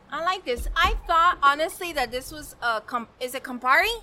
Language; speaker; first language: English; early bilingual, other home language; Spanish